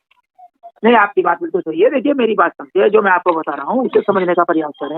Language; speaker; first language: Hindi; native; Hindi